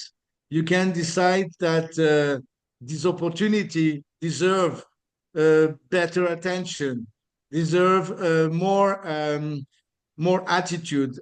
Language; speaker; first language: English; non-native, fluent; French